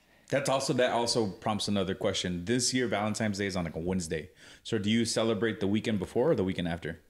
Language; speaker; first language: English; early bilingual, other home language; Spanish